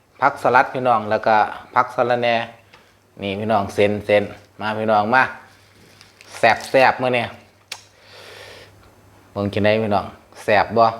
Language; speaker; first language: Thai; non-native, local second language; Northeastern Thai